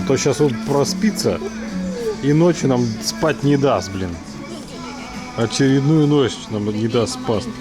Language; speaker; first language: Russian; native; Russian